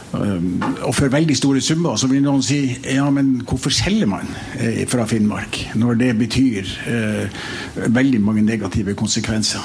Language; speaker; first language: Norwegian; native; Norwegian